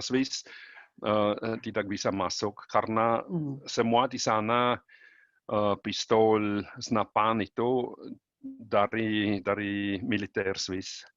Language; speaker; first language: Indonesian; non-native, learner; German